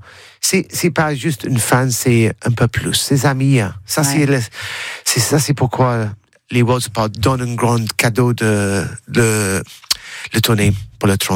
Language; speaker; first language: French; non-native, learner; English